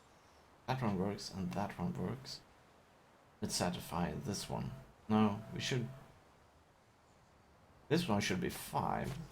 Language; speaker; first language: English; non-native, fluent; Chinese